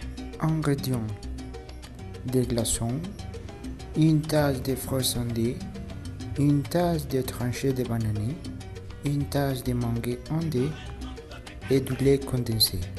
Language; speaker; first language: French; non-native, learner; Spanish